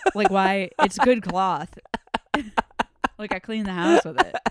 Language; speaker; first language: English; native; English